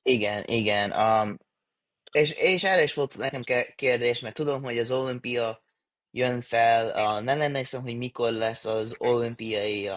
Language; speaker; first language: Hungarian; early bilingual, heritage; English